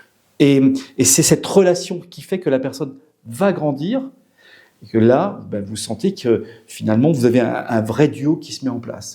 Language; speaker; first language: French; native; French